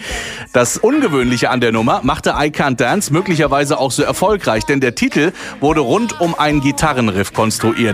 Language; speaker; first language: German; native; German